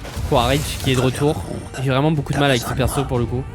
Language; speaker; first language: French; native; French